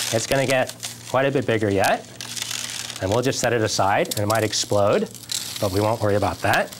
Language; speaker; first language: English; native; English